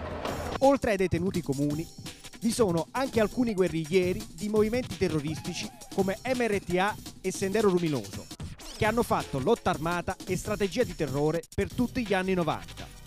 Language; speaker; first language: Italian; native; Italian